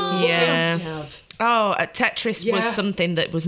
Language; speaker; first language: English; native; English